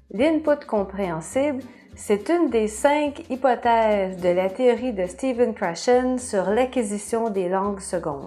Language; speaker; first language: French; native; French